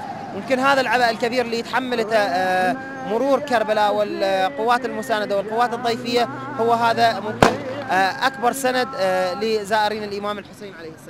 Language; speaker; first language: Arabic; native; Arabic